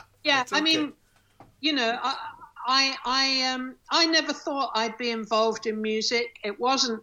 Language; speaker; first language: English; native; English